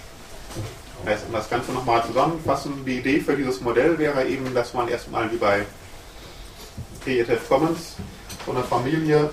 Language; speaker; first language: German; native; German